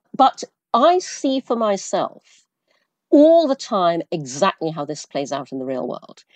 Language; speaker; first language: English; early bilingual, other home language; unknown